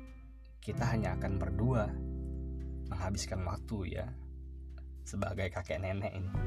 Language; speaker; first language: Indonesian; native; Indonesian